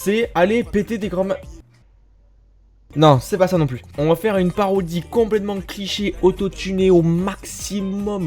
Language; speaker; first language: French; native; French